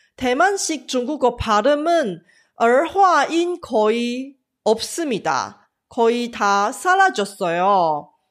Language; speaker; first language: Korean; non-native, fluent; Chinese